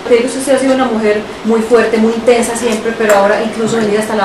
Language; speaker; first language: Spanish; native; Spanish